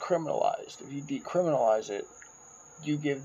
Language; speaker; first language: English; native; English